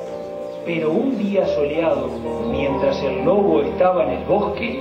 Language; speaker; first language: Spanish; native; Spanish